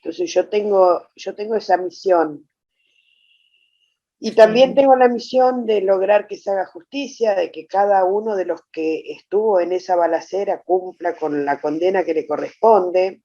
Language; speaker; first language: Spanish; native; Spanish